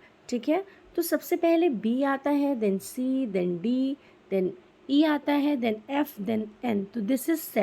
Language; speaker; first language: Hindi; native; Hindi